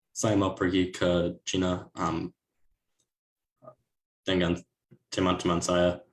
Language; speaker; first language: Indonesian; non-native, learner; English